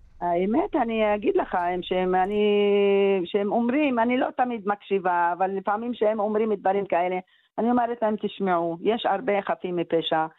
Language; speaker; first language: Hebrew; non-native, local second language; Arabic